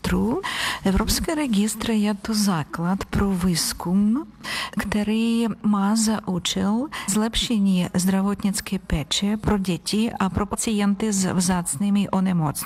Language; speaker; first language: Czech; non-native, learner; Ukrainian